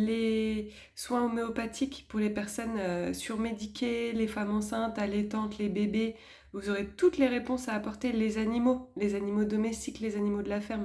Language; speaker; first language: French; native; French